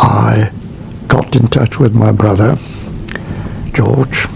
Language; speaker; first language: English; non-native, fluent; Czech